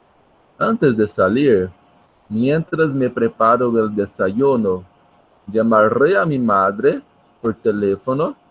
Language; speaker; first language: Spanish; non-native, fluent; Portuguese